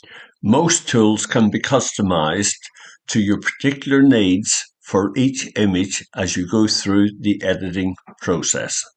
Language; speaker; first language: English; native; English